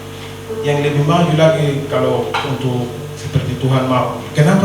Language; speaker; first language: Indonesian; non-native, learner; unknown